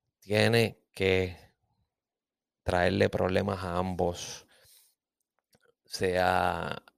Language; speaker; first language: Spanish; native; Spanish